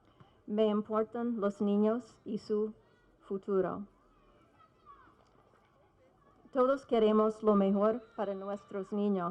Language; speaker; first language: Spanish; non-native, fluent; English